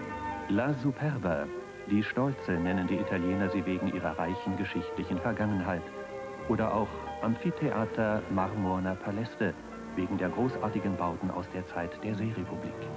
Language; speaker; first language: German; native; German